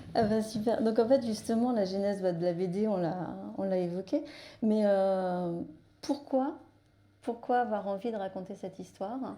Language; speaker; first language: French; native; French